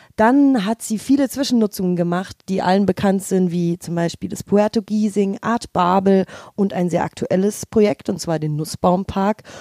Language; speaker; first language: German; native; German